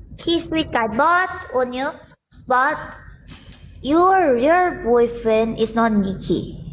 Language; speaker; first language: English; non-native, learner; Thai